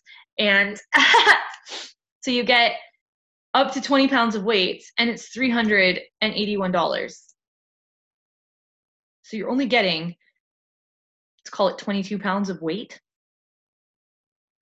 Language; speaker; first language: English; native; English